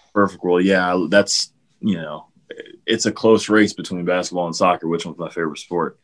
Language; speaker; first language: English; native; English